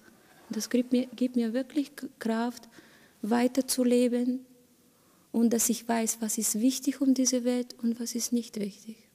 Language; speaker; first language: German; non-native, fluent; Bulgarian